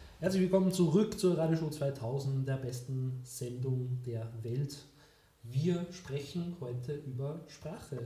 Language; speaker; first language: German; native; German